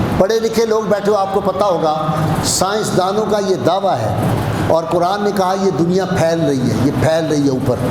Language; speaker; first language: Urdu; non-native, local second language; Punjabi